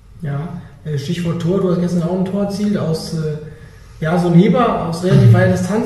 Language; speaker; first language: German; native; German